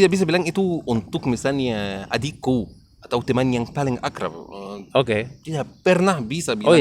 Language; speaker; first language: Indonesian; non-native, learner; Arabic